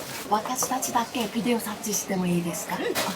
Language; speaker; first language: Japanese; non-native, learner; Korean